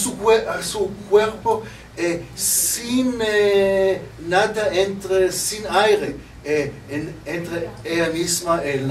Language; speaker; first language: Spanish; non-native, learner; Hebrew